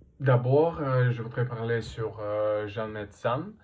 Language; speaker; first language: French; non-native, learner; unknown